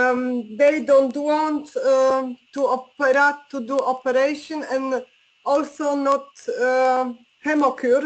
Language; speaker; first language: English; non-native, learner; Polish